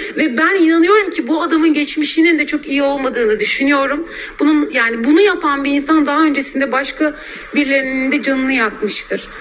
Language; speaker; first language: Turkish; native; Turkish